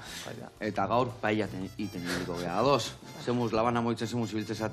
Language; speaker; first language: Basque; native; Basque